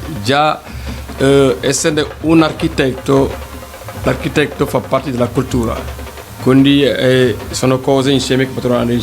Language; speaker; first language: Italian; non-native, fluent; Wolof